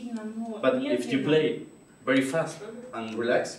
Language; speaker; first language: English; non-native, learner; Spanish